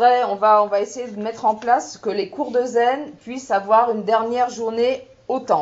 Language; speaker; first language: French; native; French